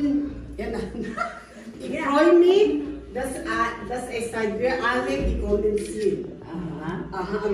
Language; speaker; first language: German; non-native, learner; Filipino